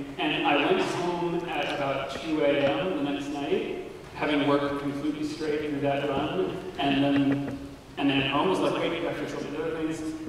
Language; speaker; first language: English; native; English